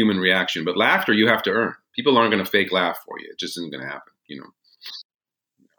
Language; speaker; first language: English; native; English